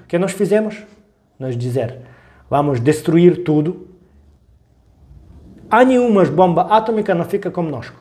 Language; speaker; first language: Portuguese; non-native, learner; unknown